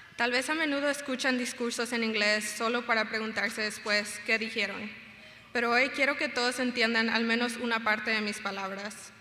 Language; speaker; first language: Spanish; early bilingual, other home language; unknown